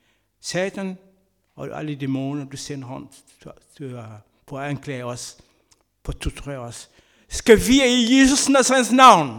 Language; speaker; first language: Danish; non-native, fluent; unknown